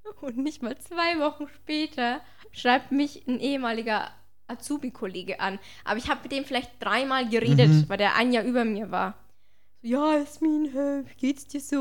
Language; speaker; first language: German; native; German